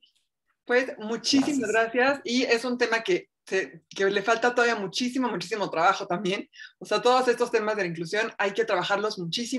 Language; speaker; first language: Spanish; native; Spanish